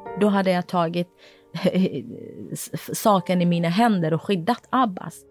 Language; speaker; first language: Swedish; non-native, fluent; Kurdish